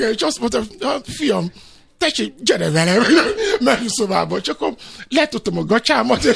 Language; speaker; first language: Hungarian; non-native, learner; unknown